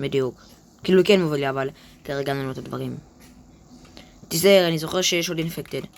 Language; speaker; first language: Hebrew; native; Hebrew